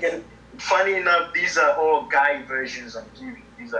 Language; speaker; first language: English; native; English